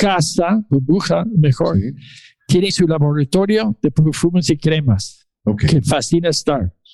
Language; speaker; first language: Spanish; non-native, fluent; English